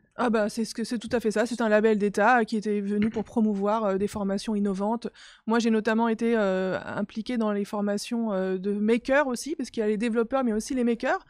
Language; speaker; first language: French; native; French